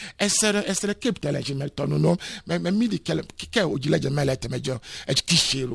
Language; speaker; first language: Hungarian; non-native, fluent; Yoruba